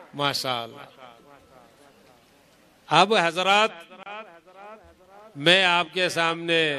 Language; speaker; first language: Hindi; non-native, local second language; Malayalam